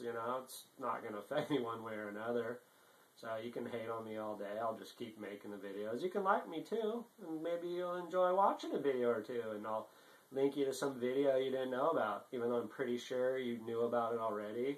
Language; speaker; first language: English; native; English